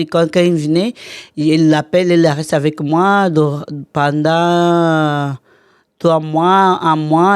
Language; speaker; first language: French; non-native, learner; Portuguese